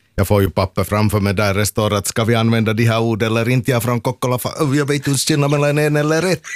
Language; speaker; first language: Swedish; native; Swedish